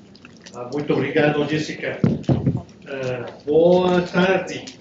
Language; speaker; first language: Portuguese; non-native, learner; Spanish